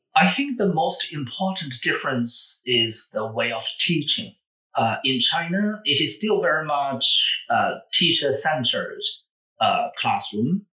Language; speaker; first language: English; non-native, fluent; Chinese